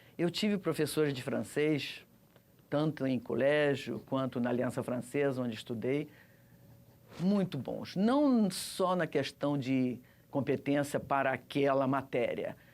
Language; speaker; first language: Portuguese; early bilingual, other home language; Russian